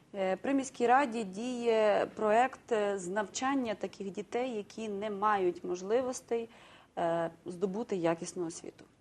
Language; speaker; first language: Ukrainian; native; Ukrainian